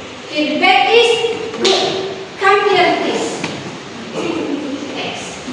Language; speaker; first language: English; non-native, learner; Indonesian